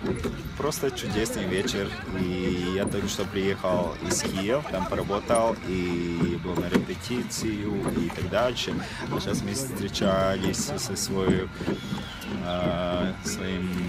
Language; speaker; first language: Russian; non-native, local second language; Latvian